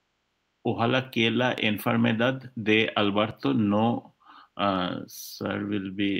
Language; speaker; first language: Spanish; non-native, learner; English